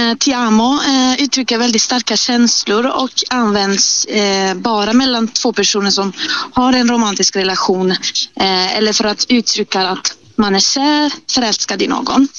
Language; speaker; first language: Swedish; non-native, fluent; Italian